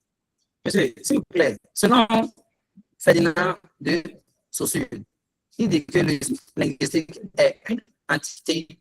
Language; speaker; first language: French; non-native, learner; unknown